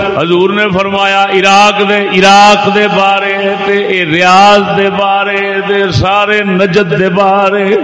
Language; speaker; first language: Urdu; non-native, local second language; Punjabi